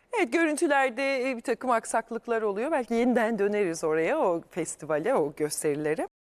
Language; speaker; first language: Turkish; native; Turkish